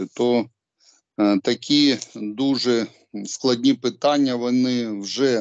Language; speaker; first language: Ukrainian; non-native, local second language; Russian